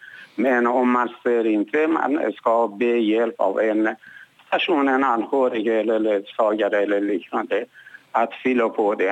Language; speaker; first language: Swedish; non-native, learner; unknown